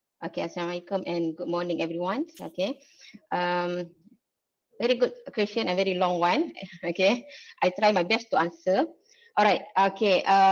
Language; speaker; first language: English; non-native, local second language; Malay